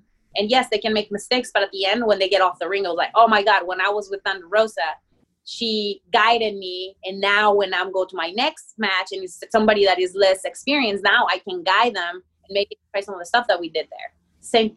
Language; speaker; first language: English; non-native, fluent; Spanish